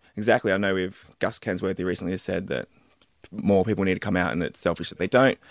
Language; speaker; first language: English; native; English